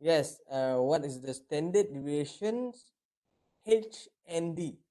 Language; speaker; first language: English; non-native, local second language; Malay